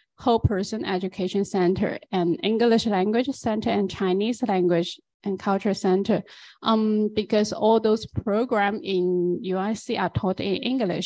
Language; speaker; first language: English; non-native, fluent; Chinese